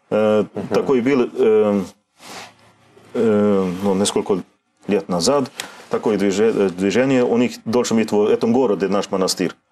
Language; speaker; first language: Russian; non-native, learner; Swedish